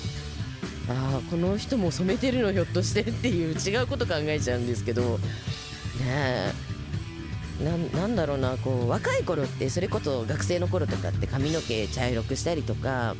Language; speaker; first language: Japanese; native; Japanese